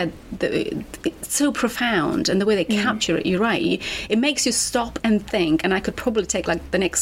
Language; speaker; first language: English; non-native, fluent; Romanian